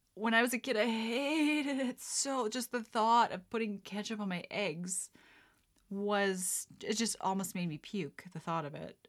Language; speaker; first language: English; early bilingual, other home language; Dutch